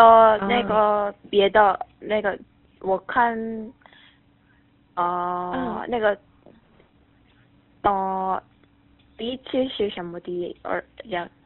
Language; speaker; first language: Chinese; non-native, learner; Korean